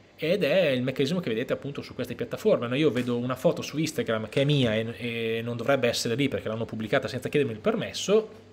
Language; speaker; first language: Italian; native; Italian